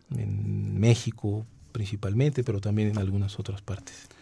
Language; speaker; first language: Spanish; native; Spanish